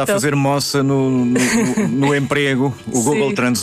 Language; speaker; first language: Portuguese; native; Portuguese